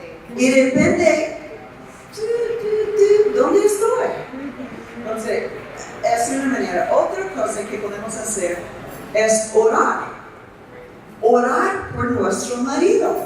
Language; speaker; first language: Spanish; non-native, fluent; English